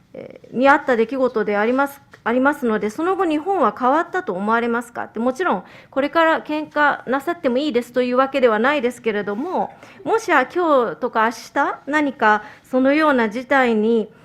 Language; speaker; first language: Japanese; native; Japanese